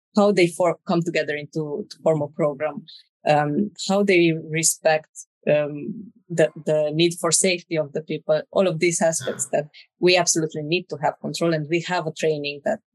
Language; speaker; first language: English; non-native, fluent; Romanian